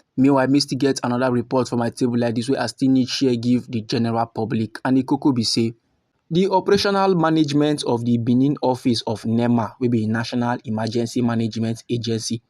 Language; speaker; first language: Nigerian Pidgin; native; Nigerian Pidgin